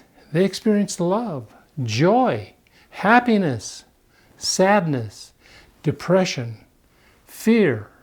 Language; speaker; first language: English; native; English